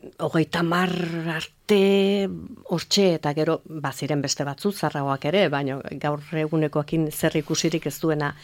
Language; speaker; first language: Basque; native; Basque